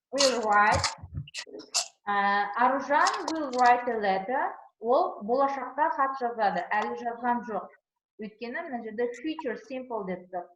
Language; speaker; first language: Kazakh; non-native, local second language; Uzbek